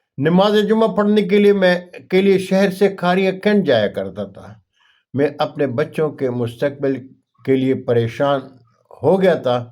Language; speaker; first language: Urdu; non-native, local second language; Punjabi